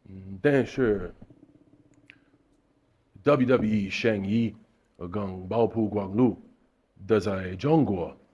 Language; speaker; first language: Chinese; non-native, learner; English